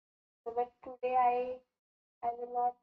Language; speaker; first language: English; non-native, learner; Hindi